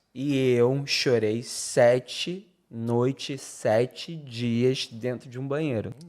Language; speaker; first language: Portuguese; native; Portuguese